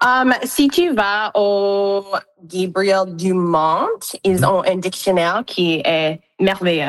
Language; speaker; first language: French; non-native, local second language; English